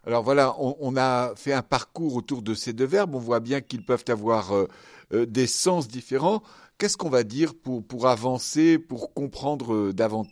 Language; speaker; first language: French; native; French